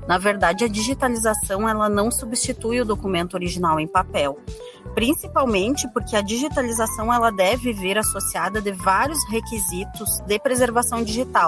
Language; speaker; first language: Portuguese; native; Portuguese